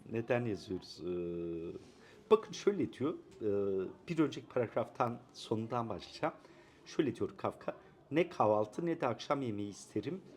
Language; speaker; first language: Turkish; non-native, local second language; Kurdish